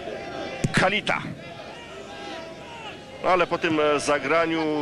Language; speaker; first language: Polish; native; Polish